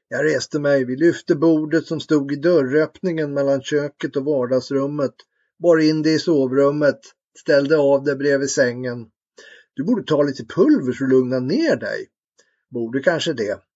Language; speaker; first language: Swedish; native; Swedish